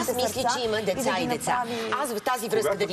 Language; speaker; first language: Bulgarian; native; Bulgarian